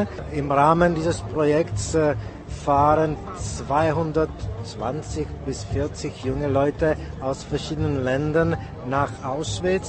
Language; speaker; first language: German; non-native, fluent; Czech